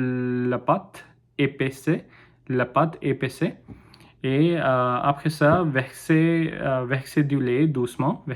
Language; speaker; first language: French; non-native, learner; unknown